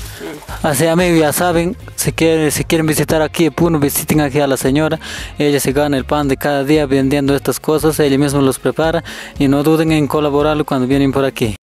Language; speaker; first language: Spanish; native; Spanish